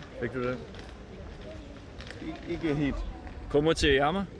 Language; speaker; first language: Spanish; non-native, learner; Danish